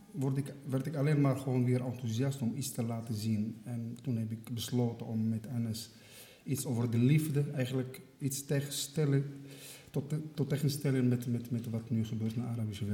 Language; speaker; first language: Dutch; non-native, fluent; Arabic